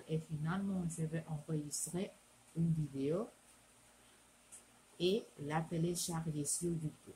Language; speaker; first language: French; non-native, learner; Spanish